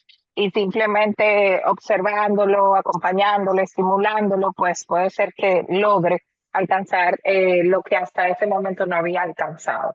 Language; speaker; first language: Spanish; native; Spanish